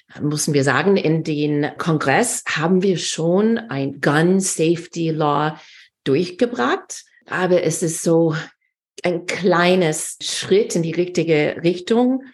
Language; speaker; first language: German; non-native, fluent; English